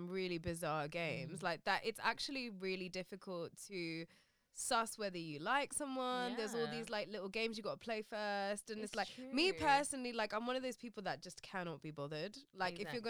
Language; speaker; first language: English; native; English